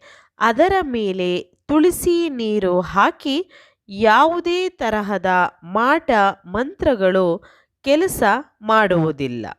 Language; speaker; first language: Kannada; native; Kannada